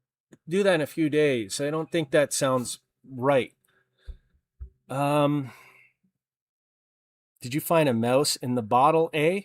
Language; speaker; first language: English; native; English